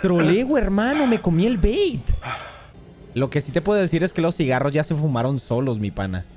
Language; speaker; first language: Spanish; native; Spanish